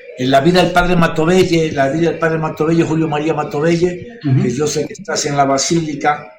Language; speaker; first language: Spanish; native; Spanish